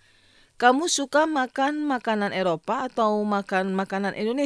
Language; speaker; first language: Indonesian; non-native, fluent; Arabic